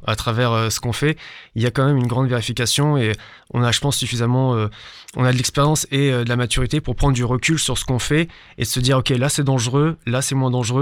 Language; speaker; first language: French; native; French